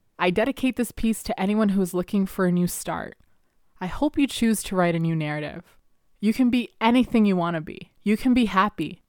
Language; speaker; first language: English; early bilingual, other home language; Spanish